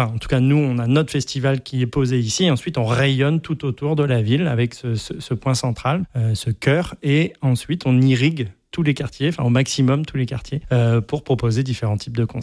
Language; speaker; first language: French; native; French